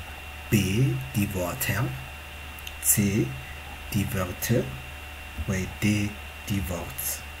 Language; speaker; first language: German; non-native, fluent; Tigrinya